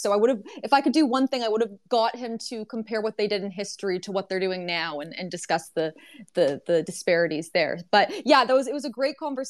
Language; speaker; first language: English; native; English